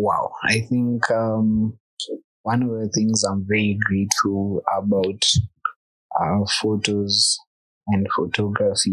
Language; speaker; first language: English; non-native, local second language; Swahili